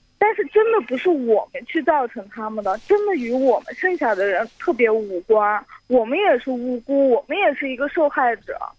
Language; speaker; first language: Chinese; non-native, local second language; Uyghur